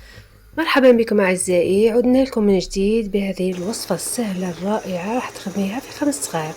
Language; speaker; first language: Arabic; native; Arabic